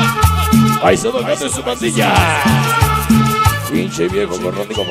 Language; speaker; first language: Spanish; native; Spanish